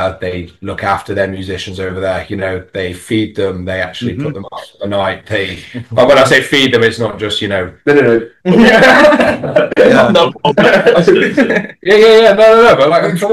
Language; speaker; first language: English; native; English